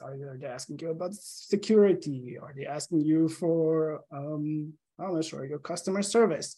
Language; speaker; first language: English; non-native, fluent; Slovenian